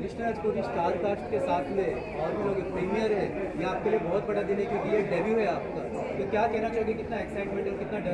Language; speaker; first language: Hindi; native; Hindi